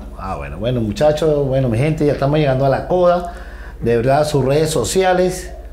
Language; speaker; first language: Spanish; native; Spanish